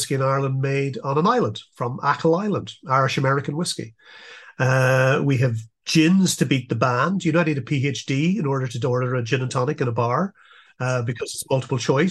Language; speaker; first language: English; native; English